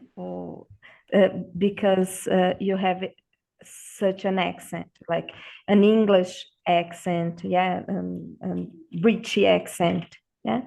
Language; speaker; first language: English; non-native, learner; Portuguese